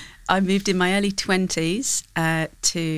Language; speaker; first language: English; native; English